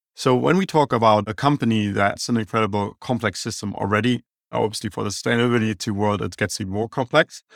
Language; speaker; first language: English; non-native, fluent; German